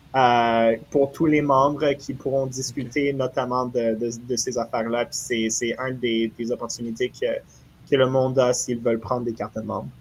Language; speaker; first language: French; native; French